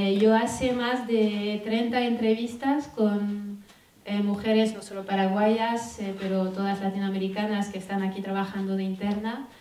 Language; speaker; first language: Spanish; non-native, fluent; French